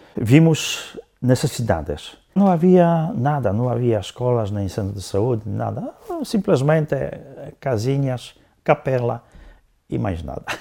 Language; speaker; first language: Portuguese; non-native, fluent; Polish